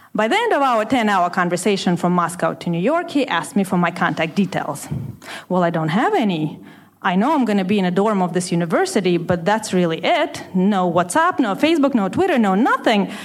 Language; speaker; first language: English; non-native, fluent; Russian